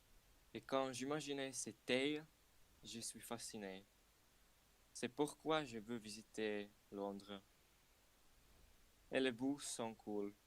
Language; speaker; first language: French; non-native, learner; Slovak